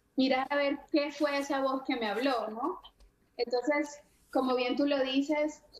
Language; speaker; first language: Spanish; native; Spanish